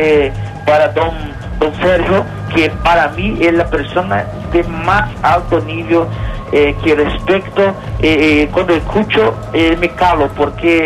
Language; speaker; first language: Spanish; non-native, learner; Portuguese